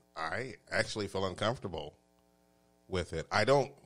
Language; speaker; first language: English; native; English